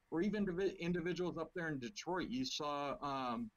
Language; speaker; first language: English; native; English